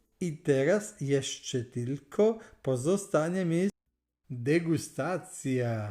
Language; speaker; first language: Polish; non-native, learner; Italian